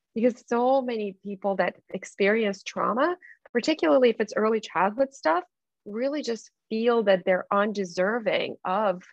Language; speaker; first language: English; non-native, fluent; Russian